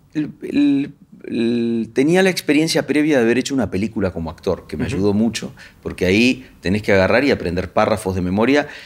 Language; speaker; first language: Spanish; native; Spanish